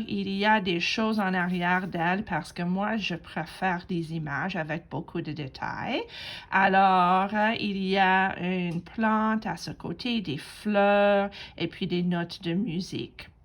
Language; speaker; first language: French; non-native, fluent; English